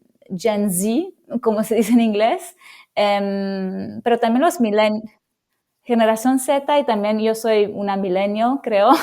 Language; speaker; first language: Spanish; non-native, fluent; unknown